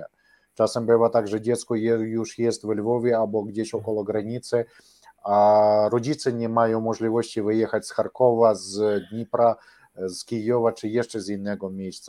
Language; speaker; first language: Polish; non-native, learner; Ukrainian